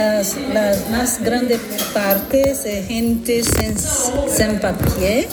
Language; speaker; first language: Spanish; non-native, learner; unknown